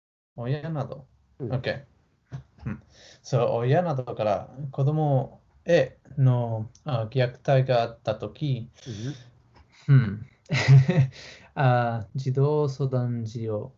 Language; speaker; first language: Japanese; non-native, learner; English